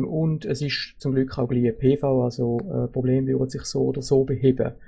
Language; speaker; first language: German; native; German